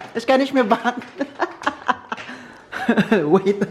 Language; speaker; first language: German; non-native, learner; Filipino